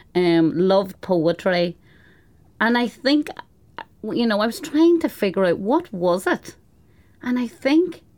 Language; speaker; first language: English; native; English